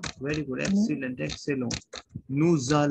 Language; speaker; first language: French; non-native, fluent; Hindi